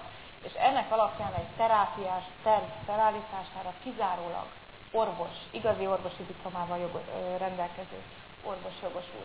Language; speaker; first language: Hungarian; native; Hungarian